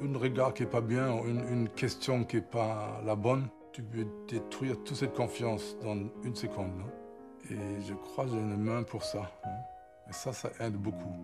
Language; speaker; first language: French; non-native, fluent; German